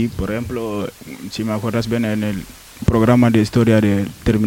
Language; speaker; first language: Spanish; non-native, learner; Wolof